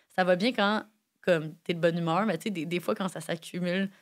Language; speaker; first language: French; native; French